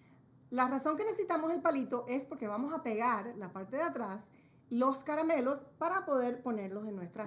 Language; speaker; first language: Spanish; early bilingual, heritage; Spanish